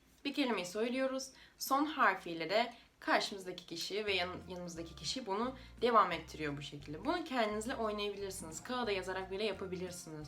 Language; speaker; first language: Turkish; non-native, fluent; Russian